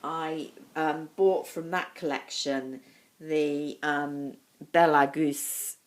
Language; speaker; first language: English; native; English